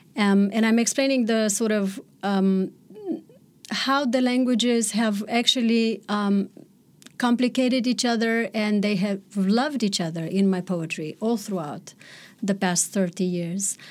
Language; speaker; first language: English; non-native, fluent; Romanian